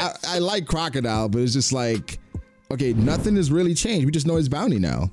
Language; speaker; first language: English; native; English